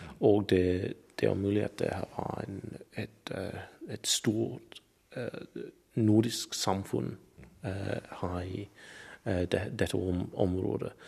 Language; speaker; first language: Norwegian; non-native, learner; English